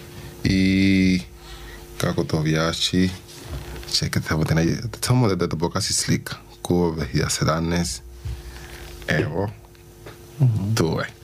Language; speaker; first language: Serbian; non-native, learner; Spanish